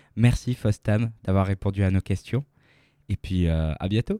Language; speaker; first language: French; native; French